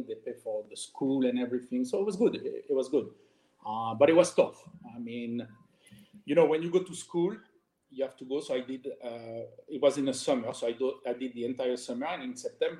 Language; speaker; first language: English; non-native, fluent; French